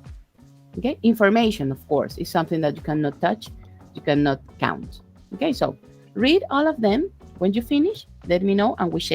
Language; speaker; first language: English; non-native, fluent; Spanish